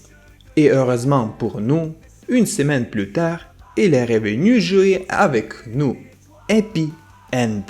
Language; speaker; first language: French; non-native, fluent; Russian